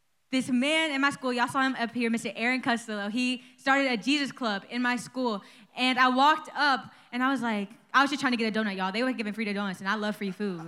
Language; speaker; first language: English; early bilingual, other home language; Spanish